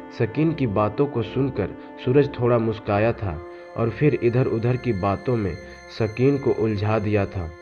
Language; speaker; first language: Hindi; native; Hindi